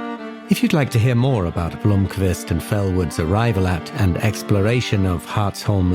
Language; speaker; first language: English; native; English